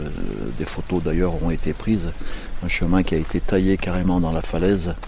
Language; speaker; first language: French; native; French